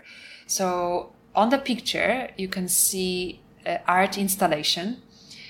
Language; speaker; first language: English; non-native, fluent; Polish